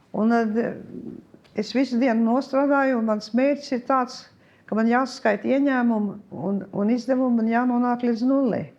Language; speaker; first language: Latvian; early bilingual, heritage; Latvian